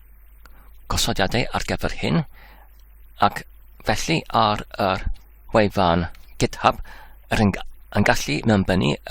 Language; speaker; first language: Welsh; non-native, learner; English